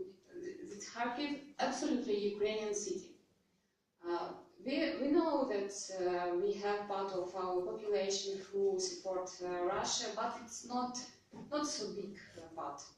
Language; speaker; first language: English; non-native, learner; Russian